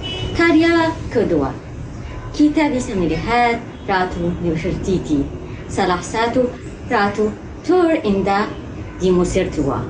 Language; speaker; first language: Indonesian; non-native, learner; Arabic